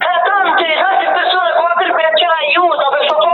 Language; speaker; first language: Italian; non-native, learner; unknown